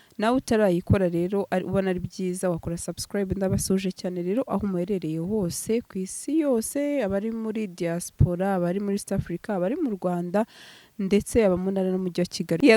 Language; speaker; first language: Kinyarwanda; native; Kinyarwanda